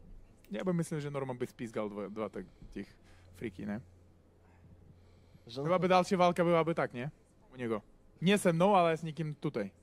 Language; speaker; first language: Polish; non-native, learner; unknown